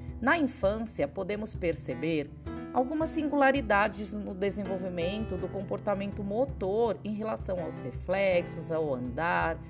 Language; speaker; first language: Portuguese; native; Portuguese